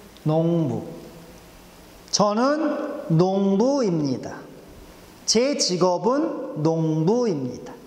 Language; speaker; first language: Korean; non-native, fluent; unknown